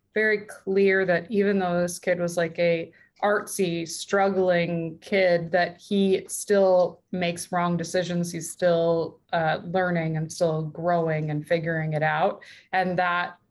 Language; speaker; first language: English; native; English